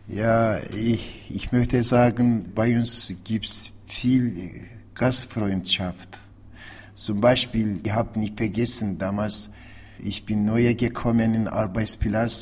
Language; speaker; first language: German; non-native, learner; Turkish